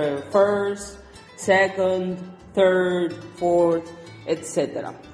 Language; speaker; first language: English; non-native, fluent; Spanish